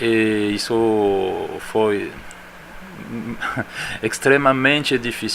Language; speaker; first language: Portuguese; non-native, fluent; French